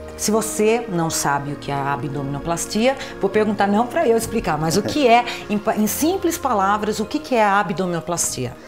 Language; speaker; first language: Portuguese; native; Portuguese